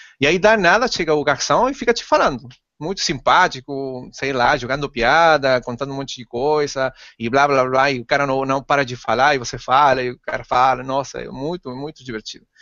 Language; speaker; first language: Portuguese; non-native, fluent; Spanish